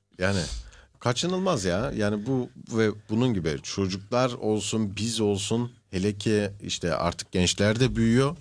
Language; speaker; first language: Turkish; native; Turkish